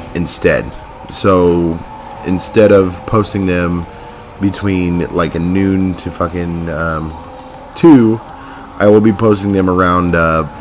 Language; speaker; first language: English; native; English